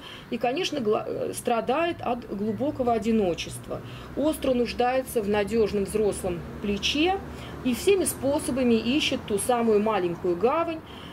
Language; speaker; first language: Russian; native; Russian